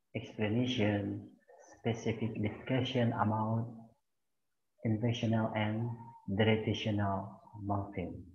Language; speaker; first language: English; non-native, fluent; Indonesian